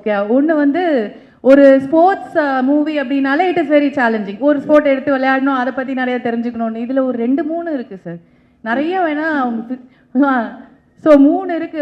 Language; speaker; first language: Tamil; native; Tamil